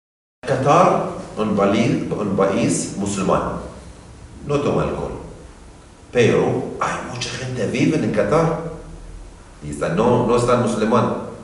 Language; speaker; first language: Spanish; non-native, learner; Arabic